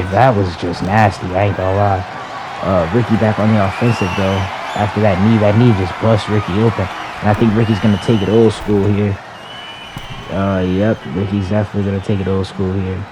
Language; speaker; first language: English; native; English